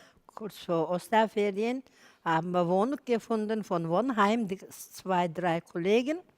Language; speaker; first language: German; non-native, learner; Turkish